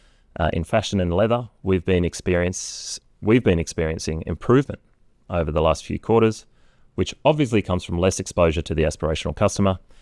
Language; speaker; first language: English; native; English